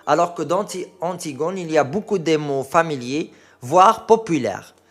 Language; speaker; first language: French; non-native, local second language; Arabic